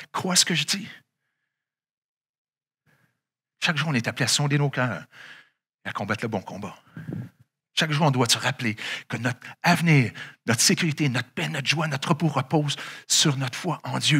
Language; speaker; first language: French; native; French